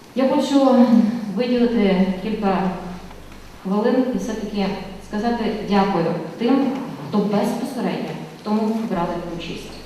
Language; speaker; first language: Ukrainian; native; Ukrainian